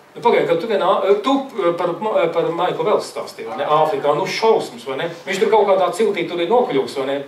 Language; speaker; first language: Latvian; native; Latvian